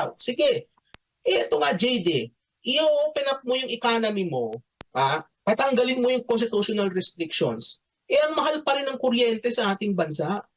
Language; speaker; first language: Filipino; native; Filipino